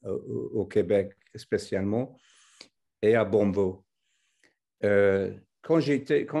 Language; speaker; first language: French; non-native, fluent; English